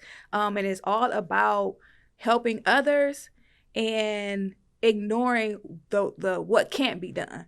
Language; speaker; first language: English; native; English